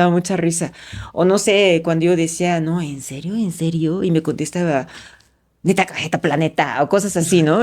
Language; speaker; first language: Spanish; non-native, fluent; Japanese